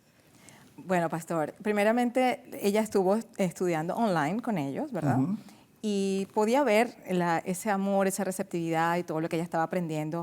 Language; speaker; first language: Spanish; native; Spanish